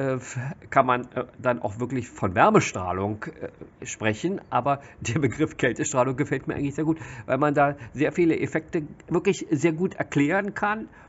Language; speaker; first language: German; native; German